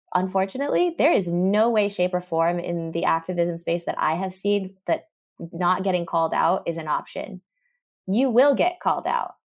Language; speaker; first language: English; early bilingual, other home language; Japanese